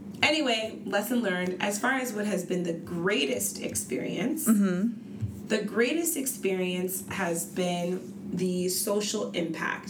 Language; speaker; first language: English; native; English